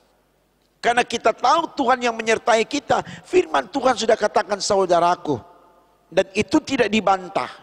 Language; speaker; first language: Indonesian; native; Indonesian